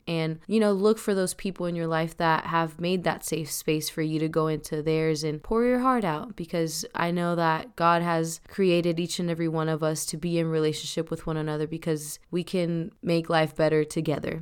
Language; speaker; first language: English; early bilingual, other home language; Spanish